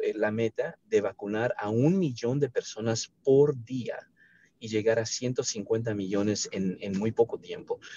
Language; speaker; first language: Spanish; native; Spanish